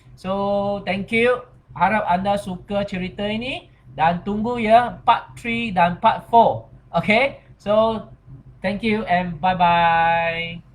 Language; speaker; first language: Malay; non-native, local second language; Chinese